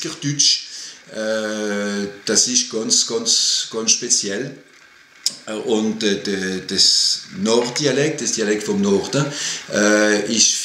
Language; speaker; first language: German; non-native, fluent; French